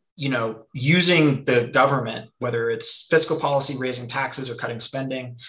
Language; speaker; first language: English; native; English